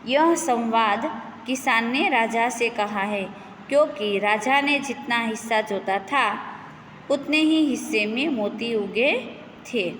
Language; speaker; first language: Hindi; non-native, local second language; Gujarati